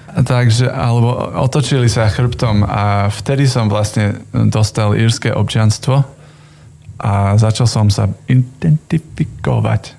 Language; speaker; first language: Slovak; non-native, fluent; English